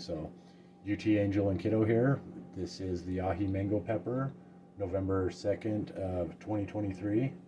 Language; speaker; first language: English; native; English